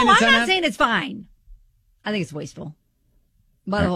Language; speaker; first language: English; native; English